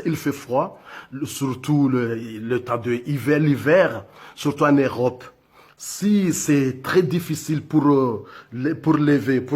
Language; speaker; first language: French; non-native, local second language; Comorian